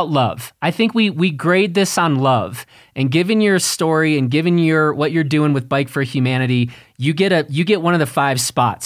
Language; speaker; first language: English; native; English